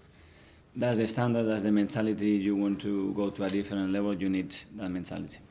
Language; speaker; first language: English; non-native, fluent; Spanish